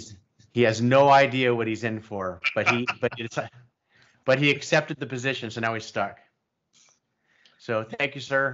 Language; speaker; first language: English; native; English